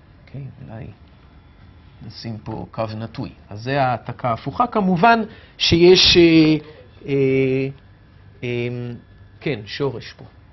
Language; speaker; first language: Hebrew; native; Hebrew